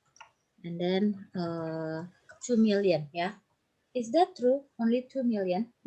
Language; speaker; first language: English; non-native, fluent; Indonesian